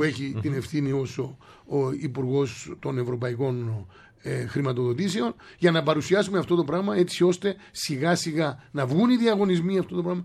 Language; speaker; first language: Greek; native; Greek